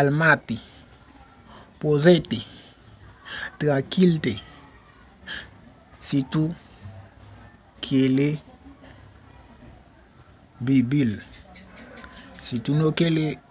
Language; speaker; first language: Spanish; non-native, learner; Haitian Creole